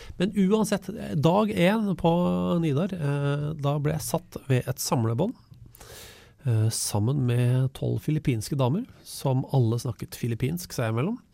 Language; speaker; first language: Norwegian; native; Norwegian